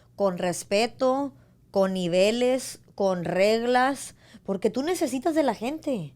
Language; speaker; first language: Spanish; early bilingual, heritage; Spanish